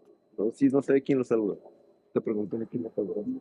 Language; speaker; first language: Spanish; native; Spanish